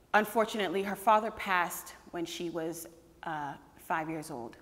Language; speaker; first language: English; native; English